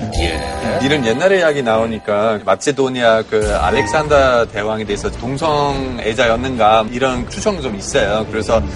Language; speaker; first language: Korean; non-native, fluent; German